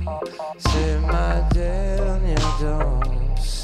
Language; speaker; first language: French; native; French